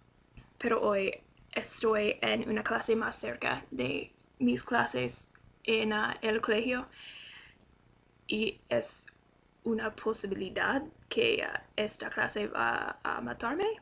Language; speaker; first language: Spanish; non-native, learner; English